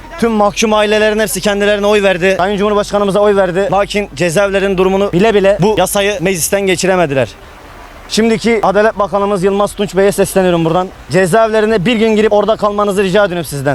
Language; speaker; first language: Turkish; native; Turkish